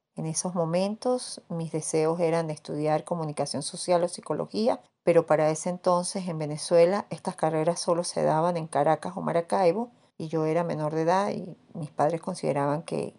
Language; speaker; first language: Spanish; native; Spanish